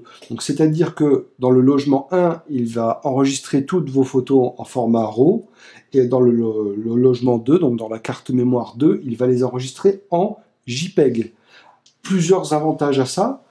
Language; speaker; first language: French; native; French